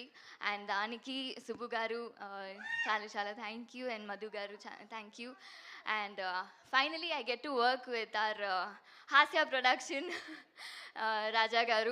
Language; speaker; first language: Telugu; non-native, fluent; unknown